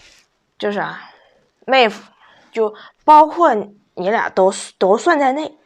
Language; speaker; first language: Chinese; native; Chinese